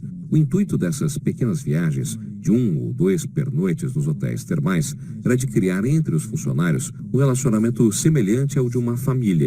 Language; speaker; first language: Portuguese; native; Portuguese